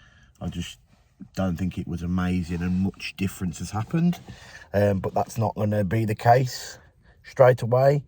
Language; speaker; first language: English; native; English